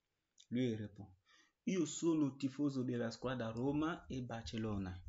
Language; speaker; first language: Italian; non-native, learner; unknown